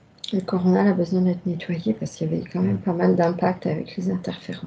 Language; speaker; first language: French; native; French